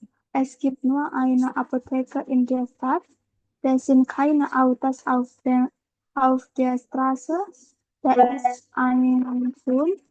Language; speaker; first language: German; non-native, learner; Indonesian